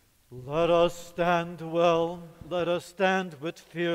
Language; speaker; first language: English; native; English